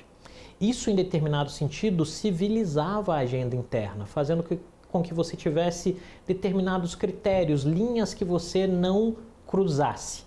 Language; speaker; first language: Portuguese; native; Portuguese